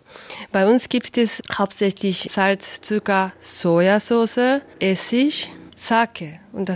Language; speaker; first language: German; non-native, fluent; Japanese